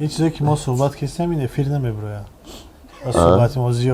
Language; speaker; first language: Persian; native; Persian